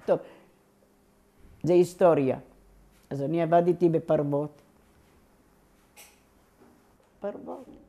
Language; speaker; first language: Hebrew; non-native, local second language; Ladino